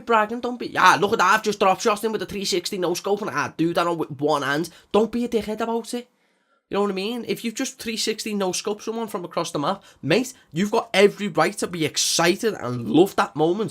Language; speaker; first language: English; native; English